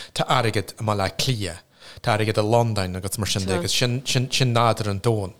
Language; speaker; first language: Irish; non-native, local second language; English